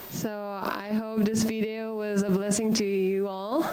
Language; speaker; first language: English; non-native, learner; Japanese